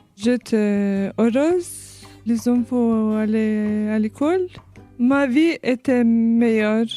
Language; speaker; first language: French; non-native, learner; Albanian